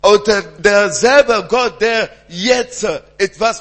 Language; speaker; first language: German; non-native, learner; French